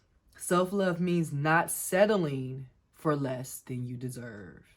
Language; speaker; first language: English; native; English